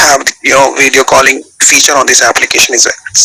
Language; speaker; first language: English; non-native, local second language; Hindi